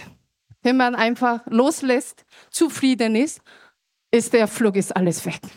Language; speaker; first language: German; non-native, fluent; Korean